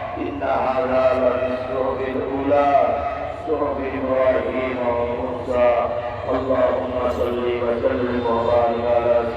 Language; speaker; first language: Arabic; non-native, fluent; Bangla